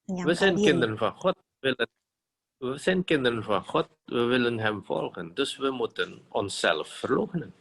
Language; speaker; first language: Dutch; non-native, fluent; Indonesian